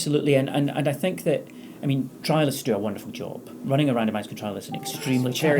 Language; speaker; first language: English; native; English